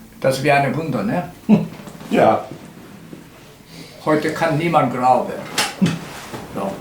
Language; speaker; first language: German; non-native, learner; Korean